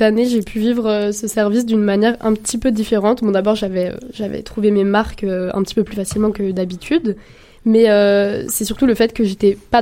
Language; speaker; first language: French; native; French